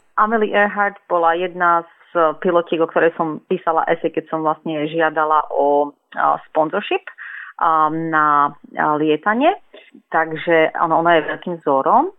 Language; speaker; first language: Slovak; native; Slovak